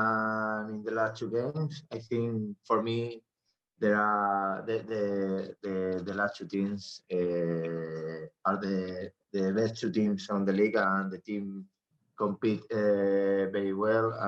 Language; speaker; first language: English; non-native, learner; Spanish